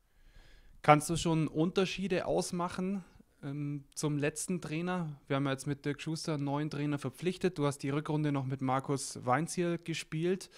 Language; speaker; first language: German; native; German